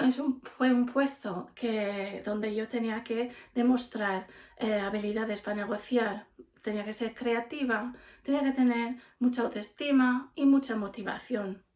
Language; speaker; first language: Spanish; non-native, fluent; English